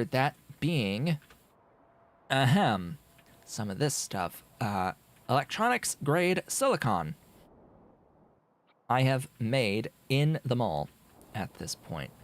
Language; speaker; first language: English; native; English